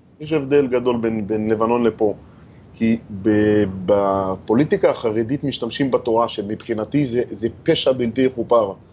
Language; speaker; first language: Hebrew; native; Hebrew